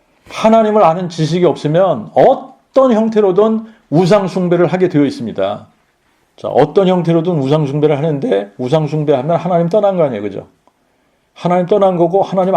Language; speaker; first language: Korean; native; Korean